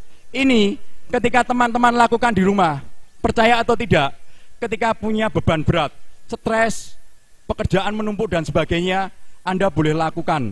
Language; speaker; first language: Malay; non-native, local second language; Javanese